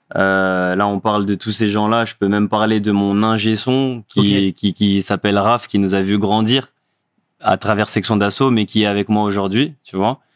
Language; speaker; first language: French; early bilingual, other home language; Fula